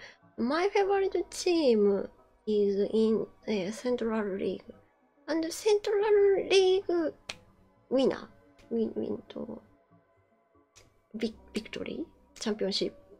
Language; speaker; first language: English; non-native, learner; Japanese